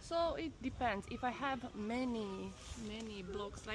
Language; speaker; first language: English; non-native, fluent; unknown